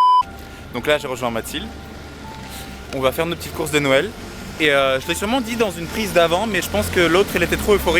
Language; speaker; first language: French; native; French